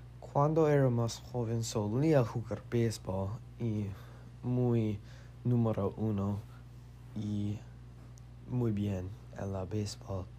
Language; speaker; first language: Spanish; non-native, learner; English